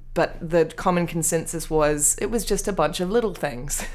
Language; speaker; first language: English; native; English